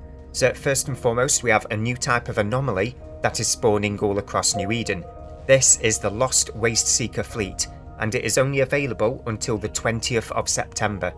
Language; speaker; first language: English; native; English